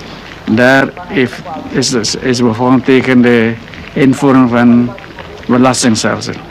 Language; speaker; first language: Dutch; non-native, local second language; Indonesian